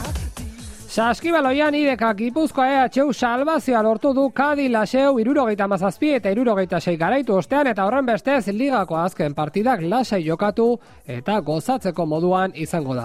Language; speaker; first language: Basque; native; Basque